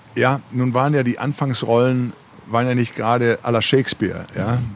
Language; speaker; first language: German; native; German